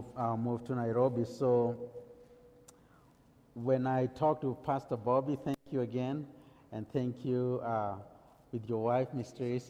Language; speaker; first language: English; native; English